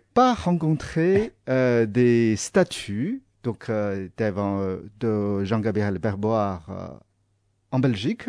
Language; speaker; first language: French; non-native, fluent; Chinese